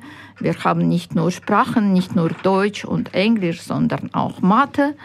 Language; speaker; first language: German; non-native, fluent; Ukrainian